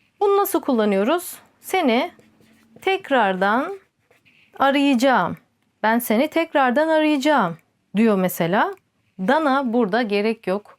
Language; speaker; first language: Turkish; native; Turkish